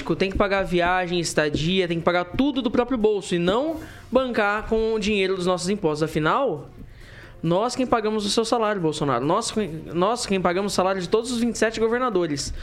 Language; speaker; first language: Portuguese; native; Portuguese